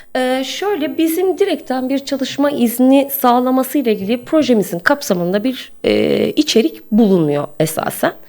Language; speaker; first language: Turkish; native; Turkish